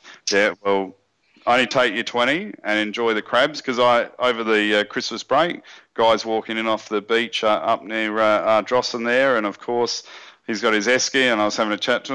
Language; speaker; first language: English; native; English